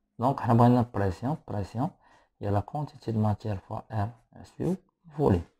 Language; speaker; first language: French; non-native, local second language; Arabic